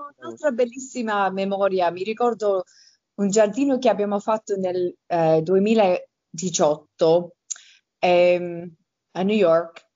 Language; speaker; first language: Italian; early bilingual, heritage; Italian